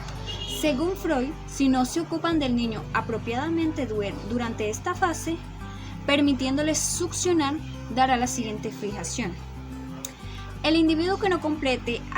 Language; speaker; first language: Spanish; native; Spanish